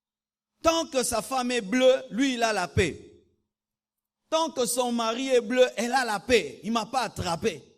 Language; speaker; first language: French; non-native, local second language; Lingala